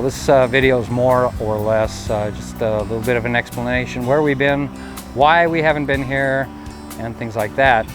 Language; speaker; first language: English; native; English